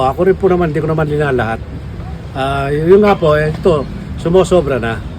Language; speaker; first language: Filipino; native; Filipino